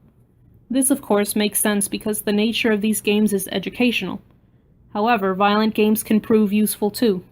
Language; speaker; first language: English; native; English